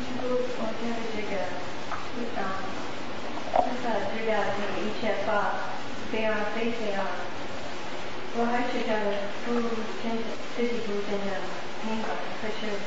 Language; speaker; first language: Chinese; non-native, learner; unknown